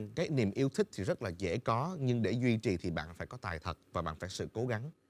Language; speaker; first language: Vietnamese; native; Vietnamese